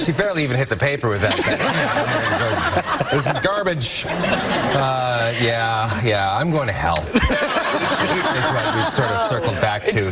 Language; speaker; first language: English; native; English